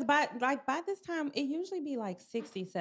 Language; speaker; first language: English; native; English